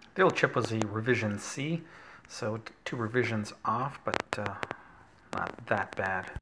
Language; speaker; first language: English; native; English